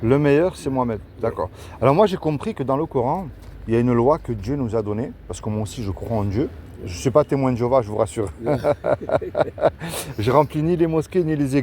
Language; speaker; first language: French; native; French